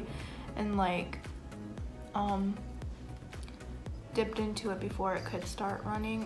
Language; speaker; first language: English; native; English